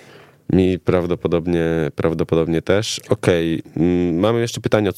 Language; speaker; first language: Polish; native; Polish